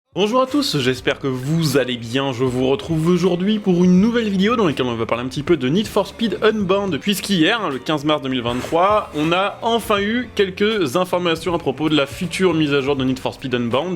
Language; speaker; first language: French; native; French